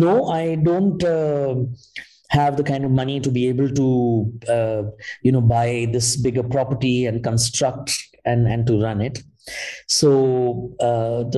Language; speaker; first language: English; non-native, local second language; Hindi